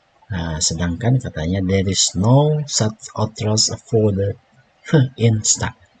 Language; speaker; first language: English; non-native, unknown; Indonesian